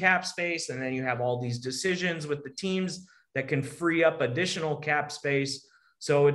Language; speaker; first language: English; native; English